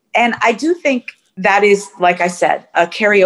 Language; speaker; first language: English; native; English